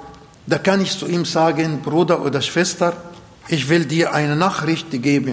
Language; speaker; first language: German; non-native, fluent; Arabic